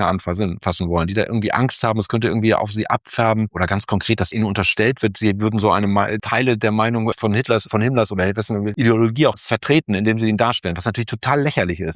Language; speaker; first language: German; native; German